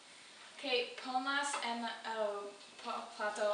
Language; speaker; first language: Spanish; non-native, learner; English